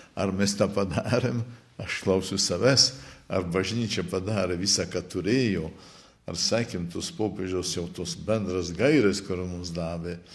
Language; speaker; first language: Lithuanian; early bilingual, heritage; Lithuanian